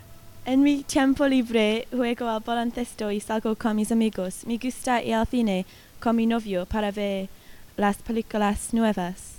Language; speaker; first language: Spanish; non-native, learner; English